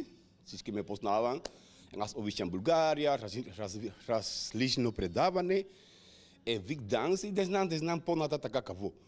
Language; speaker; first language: Bulgarian; non-native, learner; Spanish